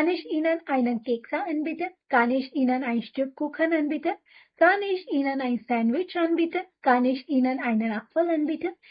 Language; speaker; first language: German; non-native, fluent; Hindi